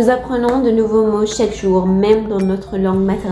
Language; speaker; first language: French; non-native, learner; Persian